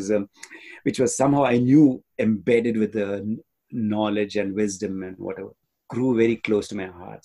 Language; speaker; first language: English; non-native, local second language; Tamil